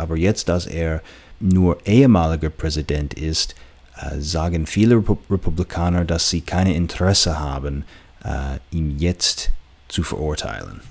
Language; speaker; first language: German; non-native, fluent; English